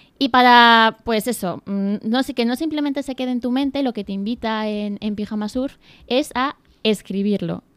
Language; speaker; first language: Spanish; native; Spanish